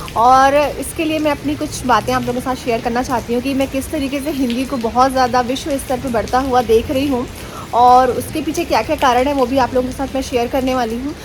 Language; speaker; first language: Hindi; native; Hindi